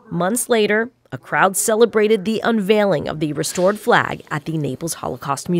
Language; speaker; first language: English; native; English